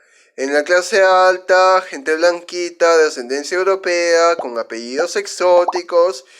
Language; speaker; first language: Spanish; native; Spanish